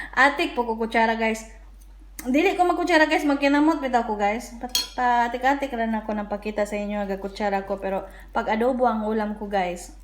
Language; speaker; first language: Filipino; non-native, local second language; Cebuano